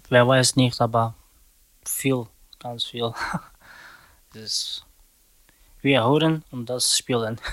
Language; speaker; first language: German; non-native, learner; Slovak